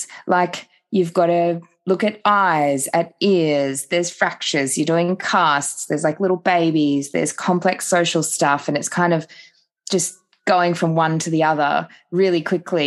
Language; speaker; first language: English; native; English